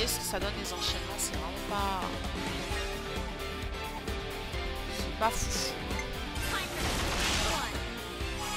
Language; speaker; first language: French; native; French